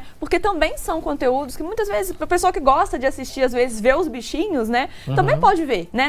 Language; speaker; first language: Portuguese; native; Portuguese